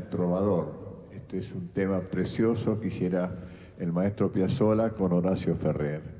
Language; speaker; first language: Spanish; native; Spanish